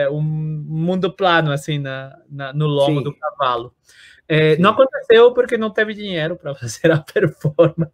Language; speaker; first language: Portuguese; non-native, fluent; Spanish